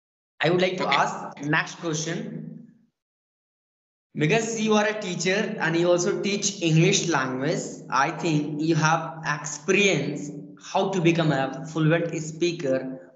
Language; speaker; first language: English; non-native, learner; Hindi